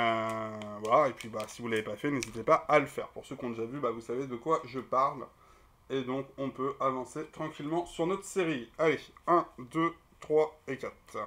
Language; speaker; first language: French; native; French